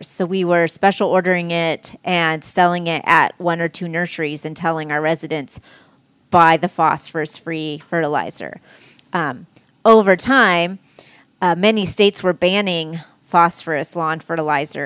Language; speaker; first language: English; native; English